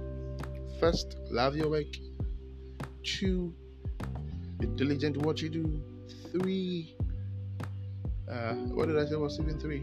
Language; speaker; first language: English; non-native, local second language; Akan